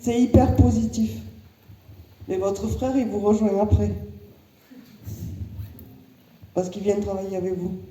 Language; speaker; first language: French; native; French